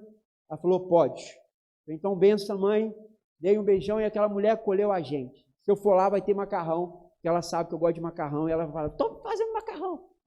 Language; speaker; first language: Portuguese; native; Portuguese